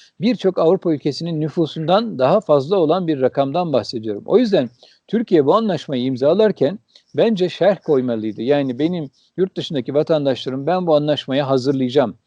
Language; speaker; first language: Turkish; early bilingual, heritage; Turkish